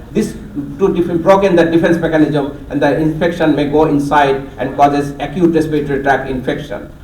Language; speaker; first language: English; non-native, local second language; Bangla